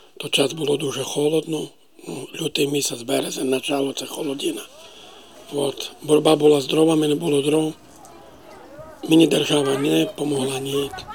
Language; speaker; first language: Ukrainian; non-native, local second language; Romany